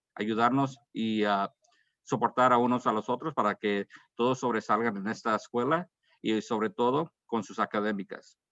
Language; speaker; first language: Spanish; early bilingual, heritage; Spanish